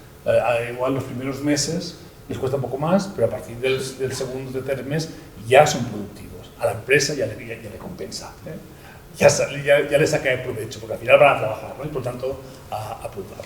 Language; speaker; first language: Spanish; native; Spanish